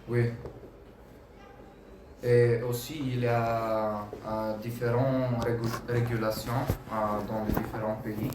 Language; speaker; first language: French; non-native, learner; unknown